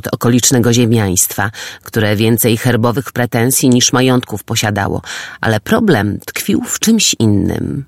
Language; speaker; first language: Polish; native; Polish